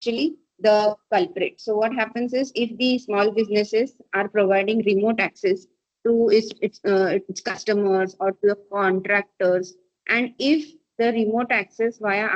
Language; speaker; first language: English; non-native, local second language; Marathi